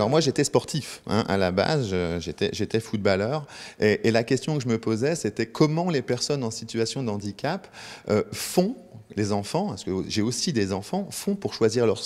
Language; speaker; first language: French; native; French